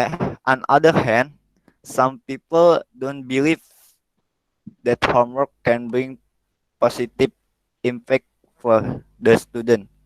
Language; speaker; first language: English; non-native, learner; Indonesian